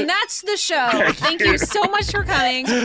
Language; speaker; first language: English; native; English